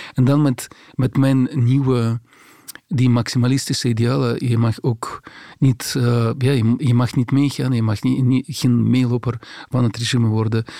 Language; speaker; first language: Dutch; non-native, fluent; Russian